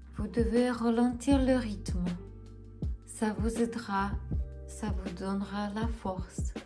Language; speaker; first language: French; non-native, fluent; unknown